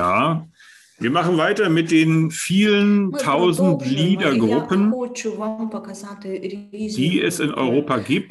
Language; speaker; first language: German; native; German